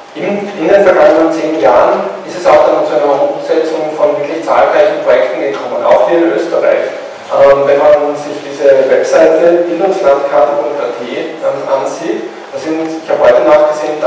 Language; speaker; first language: German; native; German